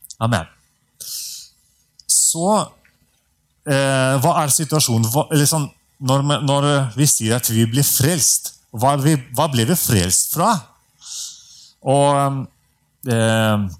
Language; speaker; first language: Norwegian; non-native, fluent; Russian